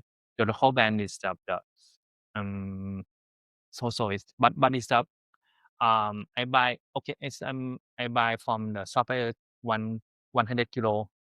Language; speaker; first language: English; non-native, learner; Thai